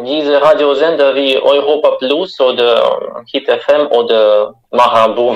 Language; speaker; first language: German; non-native, fluent; Russian